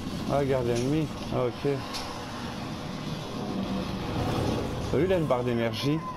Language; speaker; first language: French; native; French